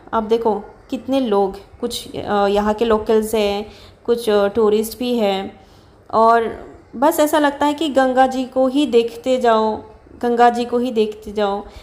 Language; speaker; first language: Hindi; non-native, local second language; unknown